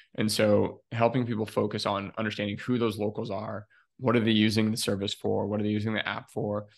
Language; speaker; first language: English; native; English